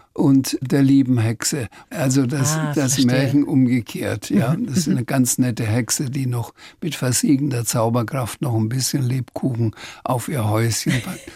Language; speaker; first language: German; native; German